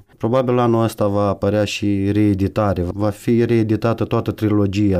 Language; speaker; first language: Romanian; native; Romanian